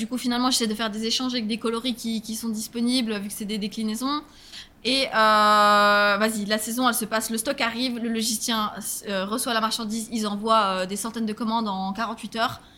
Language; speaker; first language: French; native; French